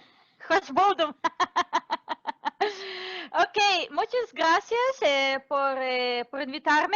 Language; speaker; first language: Spanish; non-native, fluent; Serbian